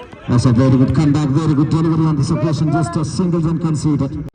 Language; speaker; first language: English; non-native, local second language; Malayalam